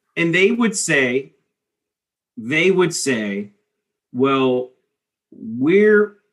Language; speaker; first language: English; native; English